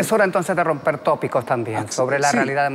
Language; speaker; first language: Spanish; native; Spanish